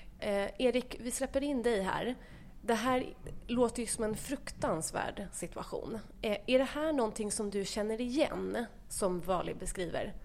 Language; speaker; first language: Swedish; native; Swedish